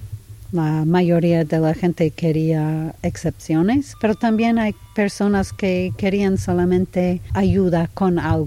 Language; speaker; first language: Spanish; non-native, fluent; English